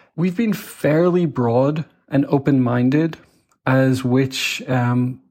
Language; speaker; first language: English; native; English